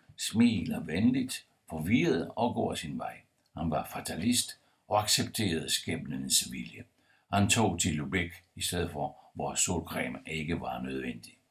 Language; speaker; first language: Danish; non-native, fluent; Italian